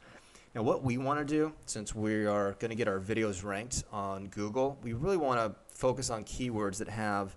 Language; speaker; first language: English; native; English